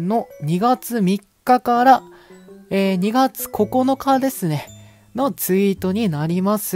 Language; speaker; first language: Japanese; native; Japanese